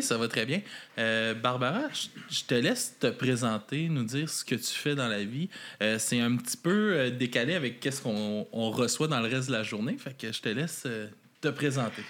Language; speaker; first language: French; native; French